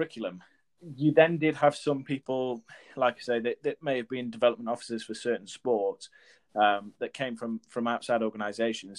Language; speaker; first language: English; native; English